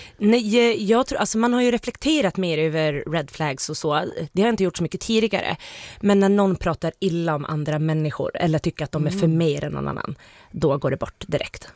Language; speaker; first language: Swedish; native; Swedish